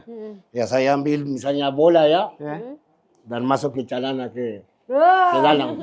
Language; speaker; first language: Indonesian; non-native, fluent; Spanish